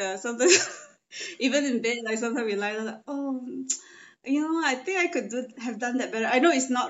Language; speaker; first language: English; non-native, local second language; Chinese